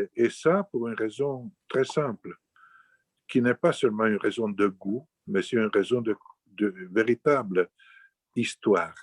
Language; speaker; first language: French; non-native, fluent; Italian